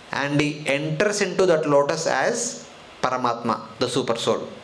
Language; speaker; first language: English; non-native, local second language; Telugu